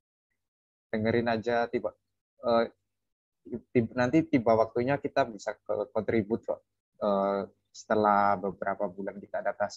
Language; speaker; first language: Indonesian; native; Indonesian